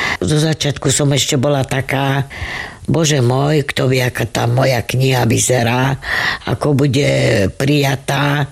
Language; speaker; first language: Slovak; non-native, local second language; Romany